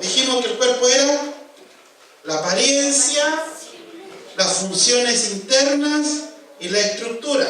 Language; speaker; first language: Spanish; native; Spanish